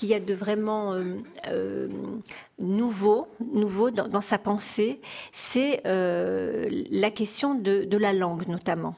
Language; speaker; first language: French; native; French